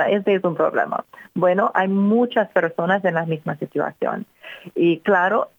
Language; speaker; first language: Spanish; non-native, fluent; English